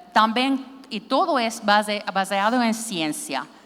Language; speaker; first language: Portuguese; non-native, learner; Finnish